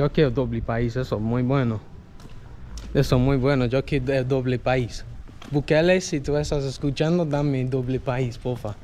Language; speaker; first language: Spanish; non-native, fluent; English